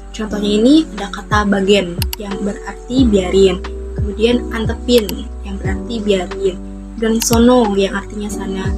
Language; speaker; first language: Indonesian; native; Indonesian